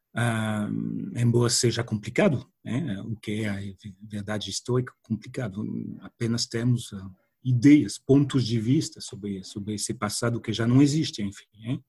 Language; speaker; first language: Portuguese; non-native, fluent; French